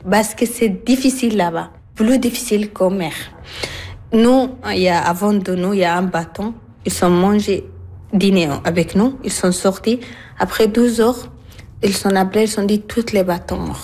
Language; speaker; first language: French; non-native, learner; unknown